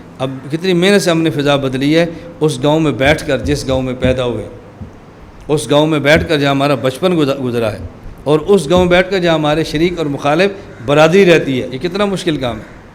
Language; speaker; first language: Urdu; non-native, local second language; Punjabi